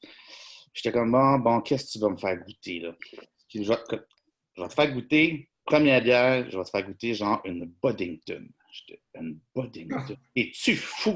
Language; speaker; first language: French; native; French